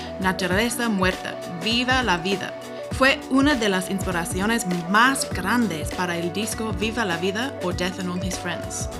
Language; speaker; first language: Spanish; non-native, fluent; English